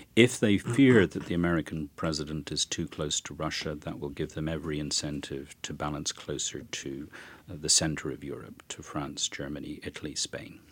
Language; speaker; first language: English; native; English